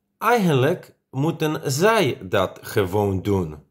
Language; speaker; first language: Dutch; non-native, fluent; Polish